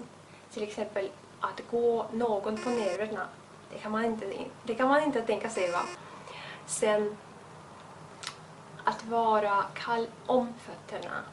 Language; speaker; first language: Swedish; non-native, fluent; Russian